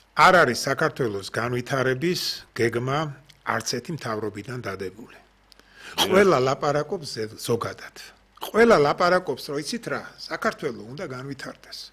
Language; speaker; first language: Georgian; native; Georgian